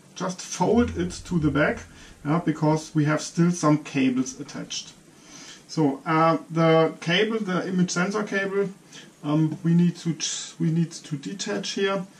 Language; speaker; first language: English; non-native, fluent; German